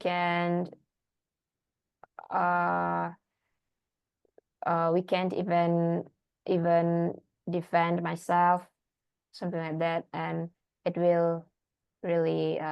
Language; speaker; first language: English; non-native, learner; Indonesian